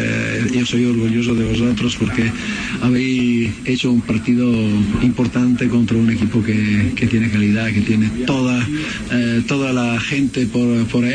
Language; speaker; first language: Spanish; non-native, fluent; Italian